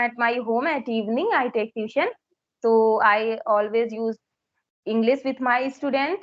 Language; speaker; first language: English; non-native, local second language; Hindi